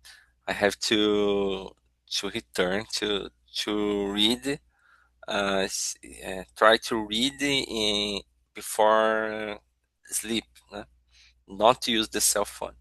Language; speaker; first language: English; non-native, learner; Portuguese